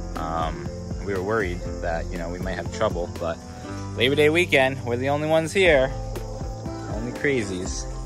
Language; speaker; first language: English; native; English